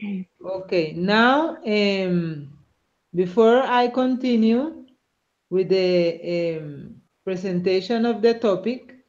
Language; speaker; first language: English; non-native, learner; Spanish